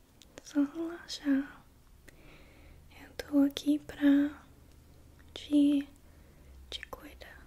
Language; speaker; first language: Portuguese; non-native, learner; English